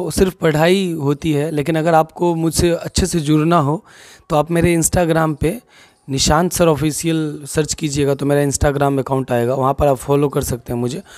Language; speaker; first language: Hindi; non-native, local second language; Maithili